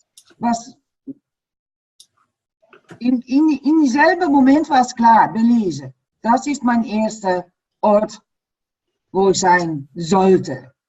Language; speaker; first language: German; non-native, learner; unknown